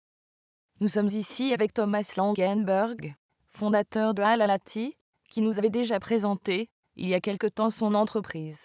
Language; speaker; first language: French; native; French